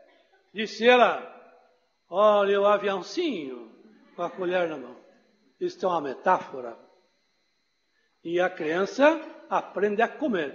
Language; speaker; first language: Portuguese; non-native, fluent; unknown